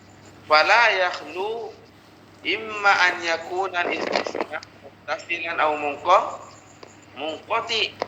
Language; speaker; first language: Arabic; non-native, fluent; Indonesian